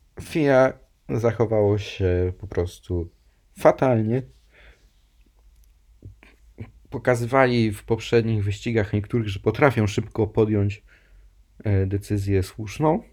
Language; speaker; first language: Polish; native; Polish